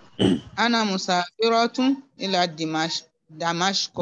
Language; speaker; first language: Arabic; non-native, learner; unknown